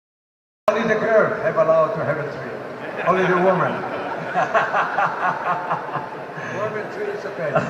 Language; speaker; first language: English; non-native, learner; Italian